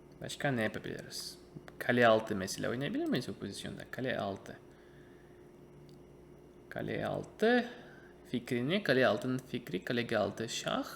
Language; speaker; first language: Turkish; non-native, fluent; Russian